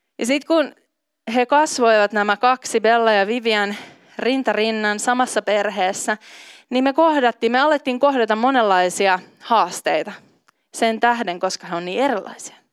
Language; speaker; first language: Finnish; native; Finnish